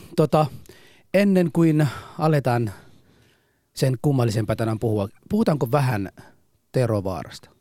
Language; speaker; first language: Finnish; non-native, fluent; Somali